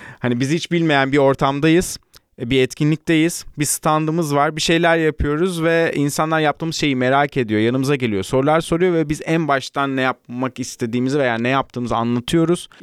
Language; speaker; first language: Turkish; native; Turkish